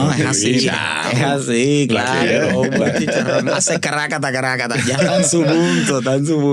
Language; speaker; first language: Spanish; native; Spanish